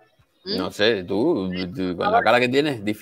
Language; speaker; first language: Spanish; native; Spanish